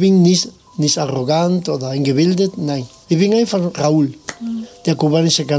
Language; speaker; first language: German; non-native, learner; Spanish